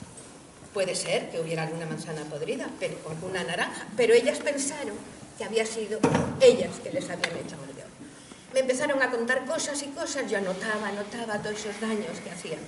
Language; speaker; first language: Spanish; native; Spanish